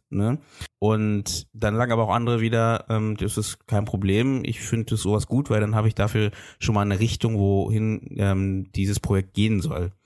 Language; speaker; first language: German; native; German